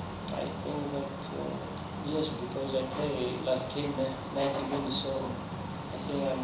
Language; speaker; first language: English; non-native, learner; Greek